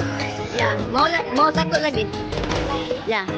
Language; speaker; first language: Indonesian; early bilingual, other home language; Filipino